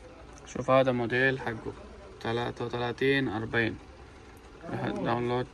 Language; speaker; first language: Arabic; non-native, learner; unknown